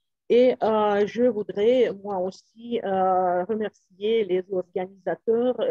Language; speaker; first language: French; non-native, fluent; Russian